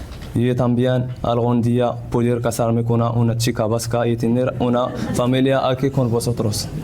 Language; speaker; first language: Spanish; non-native, learner; Central Atlas Tamazight